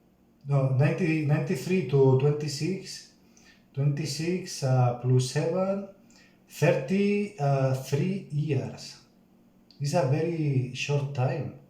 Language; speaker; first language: English; non-native, learner; Spanish